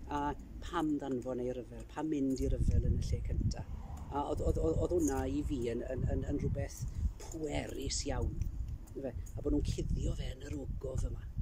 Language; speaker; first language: Welsh; early bilingual, heritage; Welsh